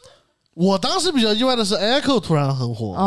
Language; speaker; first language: Chinese; native; Chinese